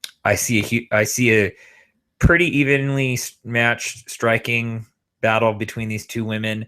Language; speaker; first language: English; native; English